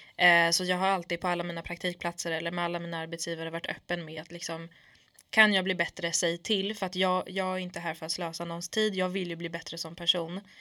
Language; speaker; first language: Swedish; early bilingual, other home language; Kurdish